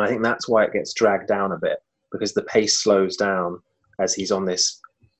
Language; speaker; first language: English; native; English